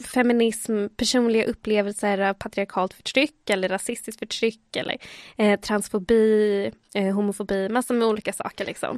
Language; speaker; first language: Swedish; early bilingual, other home language; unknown